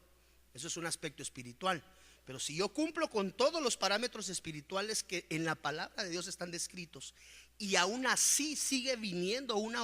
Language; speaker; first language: Spanish; native; Spanish